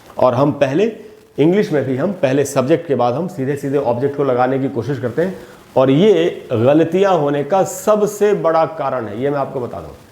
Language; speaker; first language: Hindi; native; Hindi